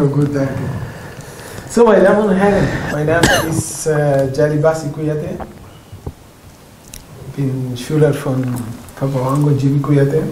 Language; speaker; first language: German; non-native, fluent; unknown